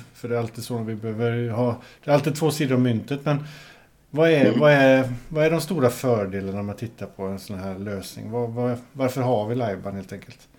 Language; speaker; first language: Swedish; native; Swedish